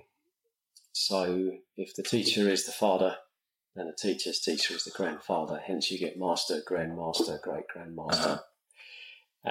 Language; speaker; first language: English; native; English